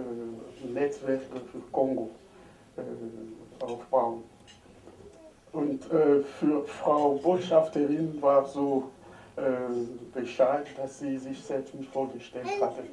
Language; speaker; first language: German; non-native, fluent; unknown